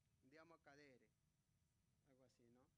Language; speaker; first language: Italian; non-native, fluent; Spanish